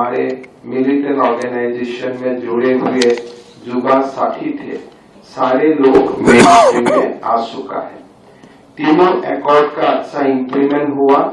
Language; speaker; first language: Hindi; non-native, local second language; Assamese